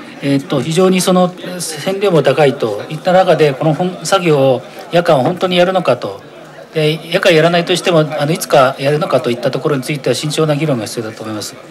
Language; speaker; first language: Japanese; native; Japanese